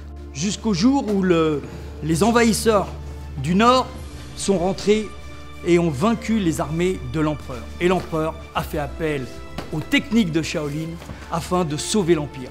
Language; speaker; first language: French; native; French